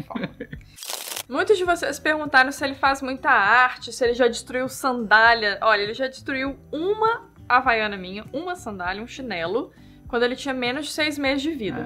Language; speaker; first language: Portuguese; native; Portuguese